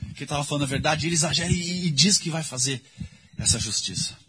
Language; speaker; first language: Portuguese; native; Portuguese